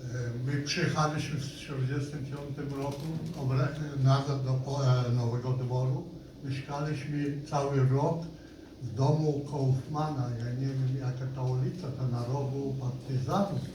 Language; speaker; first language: Polish; non-native, local second language; Yiddish